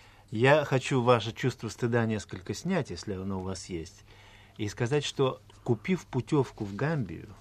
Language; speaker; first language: Russian; native; Russian